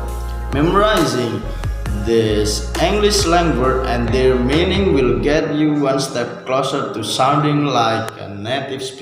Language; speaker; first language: English; non-native, learner; Indonesian